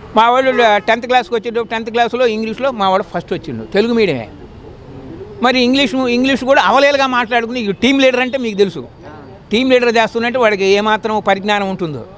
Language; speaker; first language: Telugu; native; Telugu